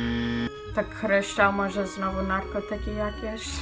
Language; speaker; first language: Polish; early bilingual, heritage; Polish